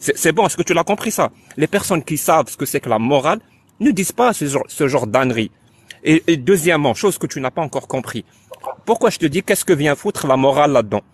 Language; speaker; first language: French; non-native, local second language; Arabic